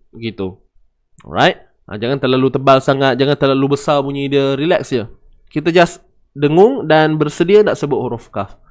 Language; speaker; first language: Malay; native; Malay